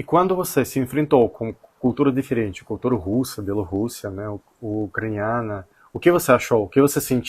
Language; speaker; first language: Portuguese; non-native, fluent; Russian